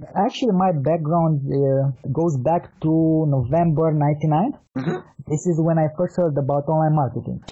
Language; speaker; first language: English; non-native, fluent; Romanian